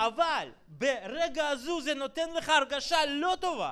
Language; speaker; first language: Hebrew; non-native, fluent; Russian